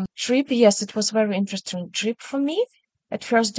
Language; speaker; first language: English; non-native, learner; Ukrainian